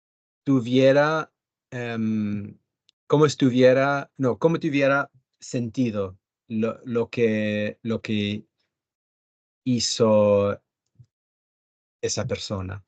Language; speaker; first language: Spanish; early bilingual, heritage; Spanish